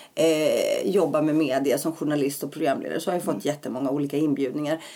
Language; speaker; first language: Swedish; early bilingual, other home language; Greek